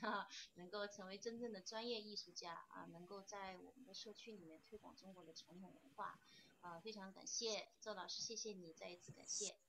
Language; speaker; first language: Chinese; native; Chinese